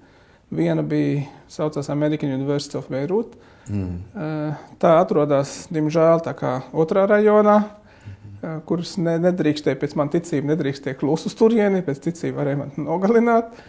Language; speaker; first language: Latvian; non-native, fluent; Arabic